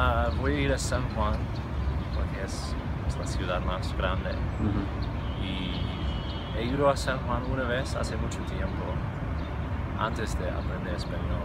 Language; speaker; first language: Spanish; non-native, fluent; English